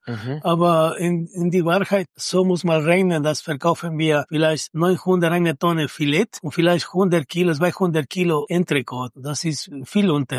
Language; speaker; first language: German; non-native, learner; Spanish